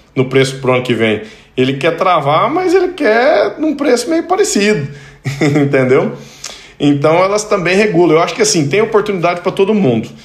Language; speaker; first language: Portuguese; native; Portuguese